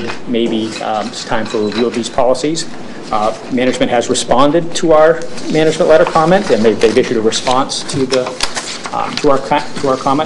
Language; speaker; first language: English; native; English